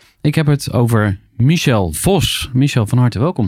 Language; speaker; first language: Dutch; native; Dutch